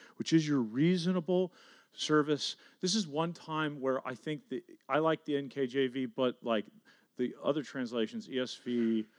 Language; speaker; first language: English; native; English